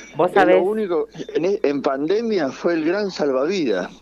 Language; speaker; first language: Spanish; native; Spanish